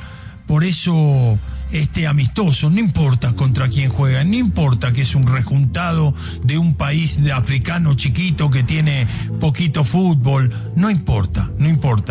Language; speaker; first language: Spanish; native; Spanish